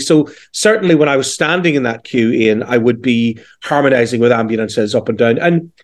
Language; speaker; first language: English; native; English